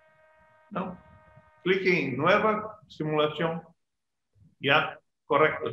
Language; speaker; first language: Portuguese; non-native, learner; Spanish